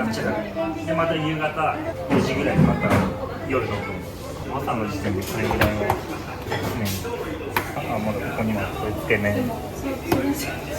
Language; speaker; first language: Japanese; native; Japanese